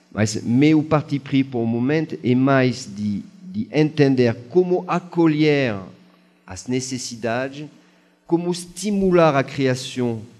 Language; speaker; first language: Portuguese; non-native, fluent; French